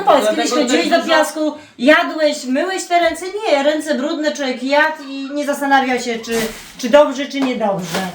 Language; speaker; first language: Polish; native; Polish